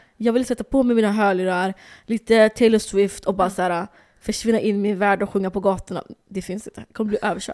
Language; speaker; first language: Swedish; early bilingual, other home language; Somali